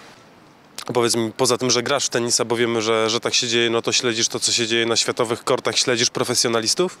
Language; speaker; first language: Polish; native; Polish